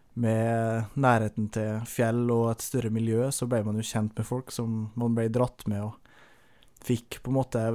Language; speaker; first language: Norwegian; native; Norwegian